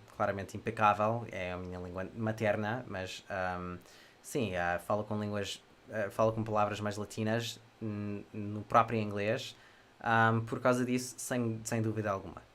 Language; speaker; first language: Portuguese; non-native, fluent; English